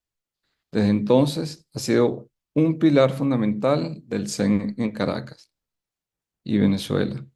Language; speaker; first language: Spanish; native; Spanish